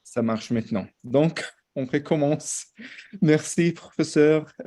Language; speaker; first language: French; non-native, fluent; Portuguese